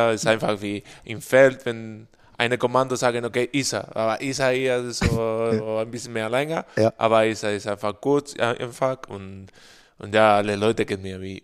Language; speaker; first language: German; non-native, learner; Spanish